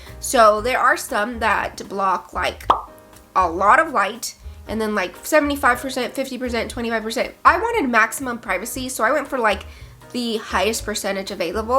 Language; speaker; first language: English; native; English